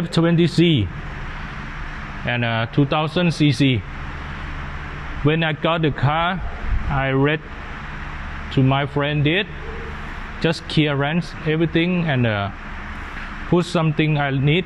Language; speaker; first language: English; non-native, learner; Thai